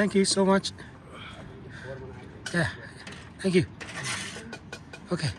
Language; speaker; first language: English; non-native, learner; Burmese